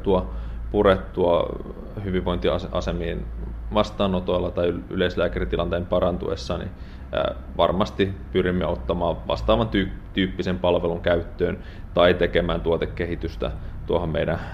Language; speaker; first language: Finnish; native; Finnish